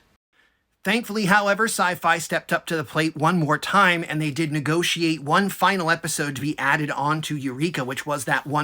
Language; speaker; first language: English; native; English